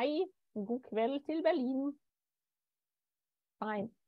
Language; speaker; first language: Norwegian; non-native, fluent; German